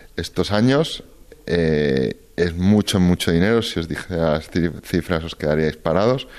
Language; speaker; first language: Spanish; native; Spanish